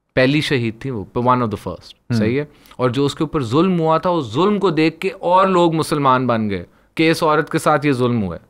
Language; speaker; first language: Urdu; early bilingual, heritage; Hindi